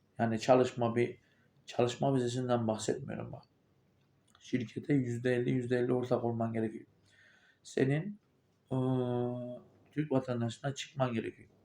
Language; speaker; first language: Turkish; native; Turkish